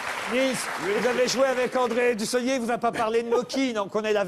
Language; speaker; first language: French; native; French